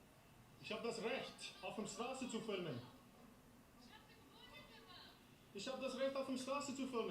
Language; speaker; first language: German; non-native, learner; English